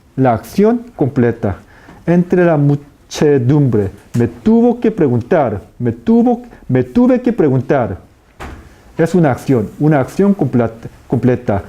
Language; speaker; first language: Spanish; non-native, fluent; Korean